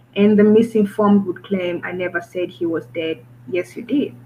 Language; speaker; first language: English; non-native, local second language; Kinyarwanda